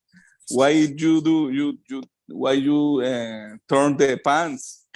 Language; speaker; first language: English; non-native, learner; Spanish